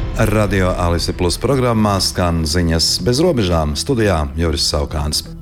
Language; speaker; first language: Latvian; native; Latvian